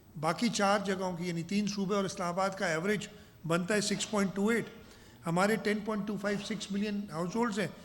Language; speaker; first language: Urdu; non-native, local second language; Sindhi